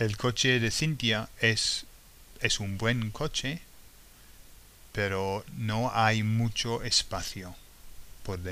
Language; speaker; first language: Spanish; non-native, fluent; English